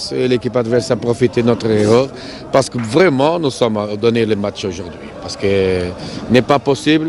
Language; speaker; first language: French; non-native, fluent; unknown